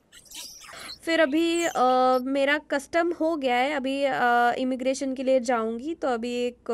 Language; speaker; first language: Hindi; non-native, local second language; Marathi